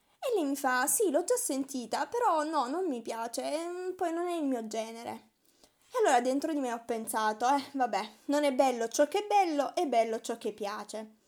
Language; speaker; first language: Italian; native; Italian